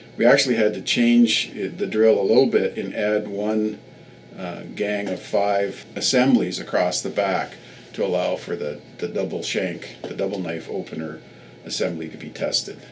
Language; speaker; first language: English; native; English